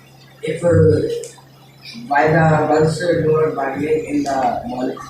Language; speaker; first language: English; non-native, learner; Hindi